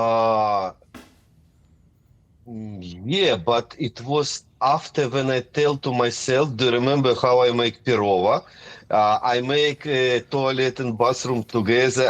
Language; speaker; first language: English; non-native, fluent; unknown